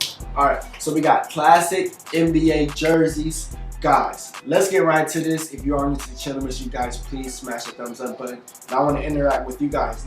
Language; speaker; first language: English; native; English